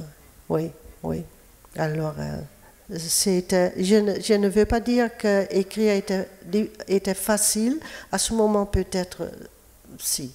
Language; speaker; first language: French; non-native, fluent; Dutch